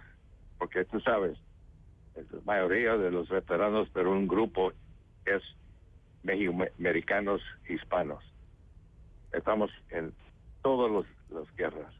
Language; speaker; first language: Spanish; early bilingual, heritage; Spanish